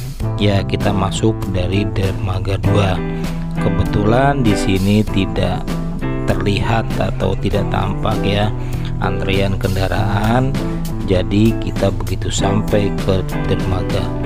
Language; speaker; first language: Indonesian; native; Indonesian